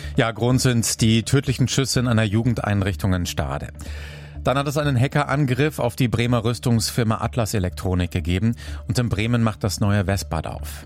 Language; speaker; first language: German; native; German